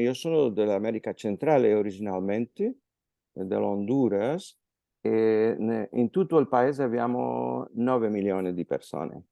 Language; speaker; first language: Italian; non-native, fluent; Spanish